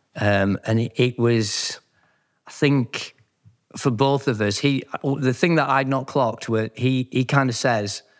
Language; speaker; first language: English; native; English